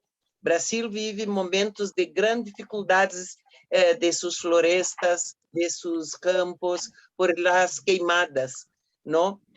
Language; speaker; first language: Spanish; non-native, fluent; Portuguese